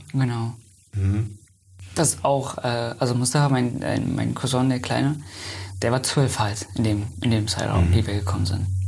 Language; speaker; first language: German; non-native, fluent; Persian